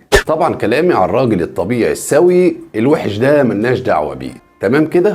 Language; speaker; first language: Arabic; native; Arabic